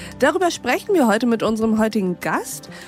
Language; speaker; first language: German; native; German